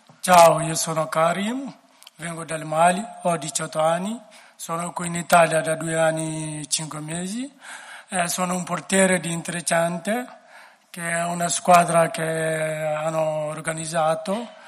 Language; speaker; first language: Italian; non-native, learner; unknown